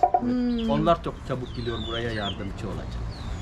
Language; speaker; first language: Turkish; non-native, learner; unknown